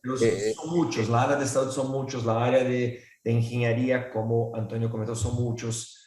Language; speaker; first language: Spanish; non-native, fluent; Portuguese